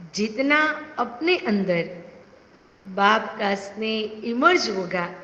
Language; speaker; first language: Hindi; non-native, local second language; Gujarati